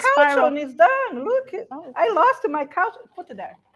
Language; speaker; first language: English; non-native, learner; Portuguese